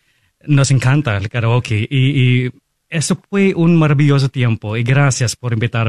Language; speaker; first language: Spanish; non-native, fluent; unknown